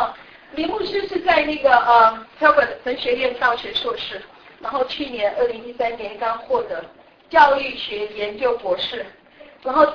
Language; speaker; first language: Chinese; native; Chinese